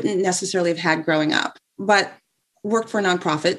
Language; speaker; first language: English; native; English